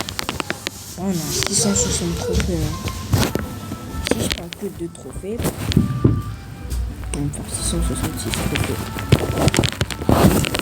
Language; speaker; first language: French; native; French